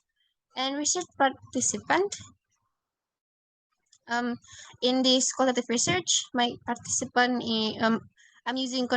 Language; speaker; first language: English; non-native, learner; Indonesian